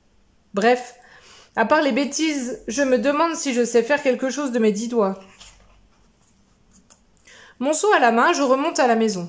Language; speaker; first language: French; native; French